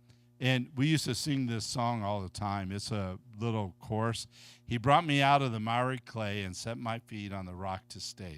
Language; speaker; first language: English; native; English